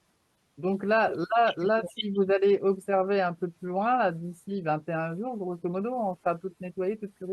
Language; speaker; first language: French; native; French